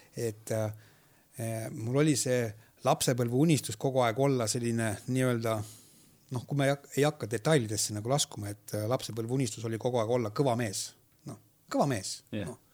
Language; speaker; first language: Estonian; native; Estonian